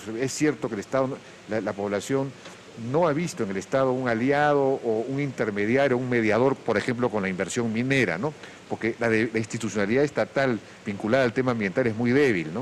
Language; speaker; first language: Spanish; native; Spanish